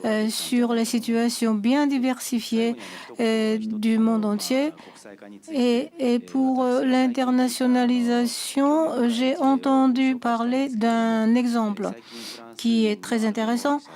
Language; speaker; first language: French; non-native, fluent; Japanese